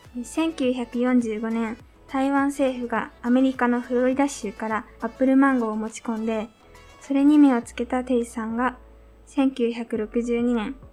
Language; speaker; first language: Japanese; native; Japanese